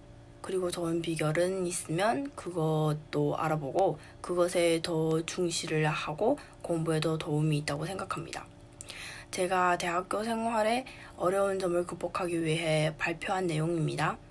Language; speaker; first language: Korean; non-native, learner; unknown